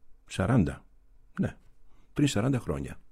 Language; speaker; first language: Greek; native; Greek